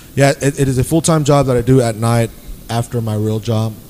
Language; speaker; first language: English; native; English